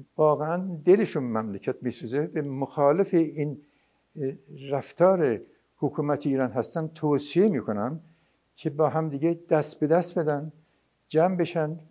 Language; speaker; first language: Persian; non-native, local second language; Azerbaijani